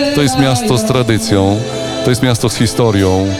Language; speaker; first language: Polish; native; Polish